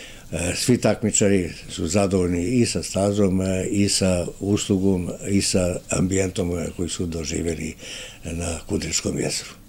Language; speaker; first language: Serbian; native; Serbian